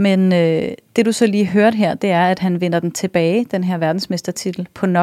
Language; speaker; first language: Danish; native; Danish